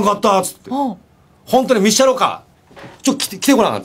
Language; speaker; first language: Japanese; native; Japanese